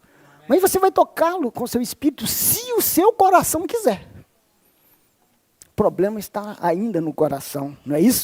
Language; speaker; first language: Portuguese; native; Portuguese